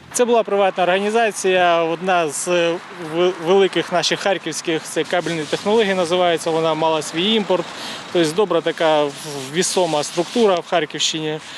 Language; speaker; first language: Ukrainian; native; Ukrainian